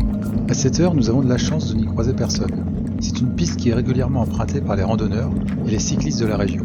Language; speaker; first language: French; native; French